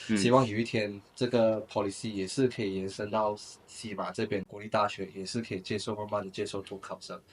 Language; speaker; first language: Chinese; native; Chinese